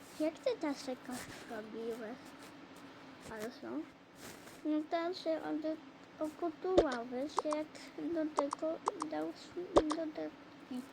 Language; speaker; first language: Polish; early bilingual, heritage; Polish